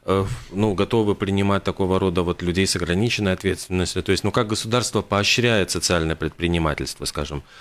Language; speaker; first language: Russian; native; Russian